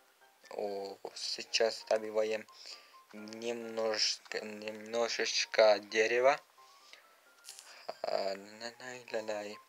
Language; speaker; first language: Russian; non-native, learner; Uzbek